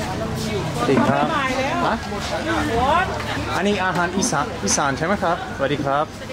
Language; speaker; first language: Thai; non-native, learner; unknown